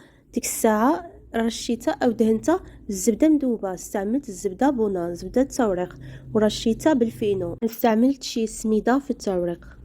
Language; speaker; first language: Arabic; native; Arabic